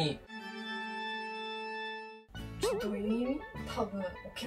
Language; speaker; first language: Japanese; non-native, fluent; English